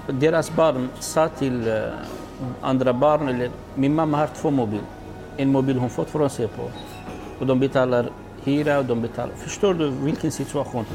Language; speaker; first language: Swedish; non-native, learner; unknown